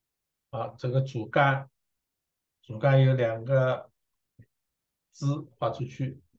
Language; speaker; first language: Chinese; native; Chinese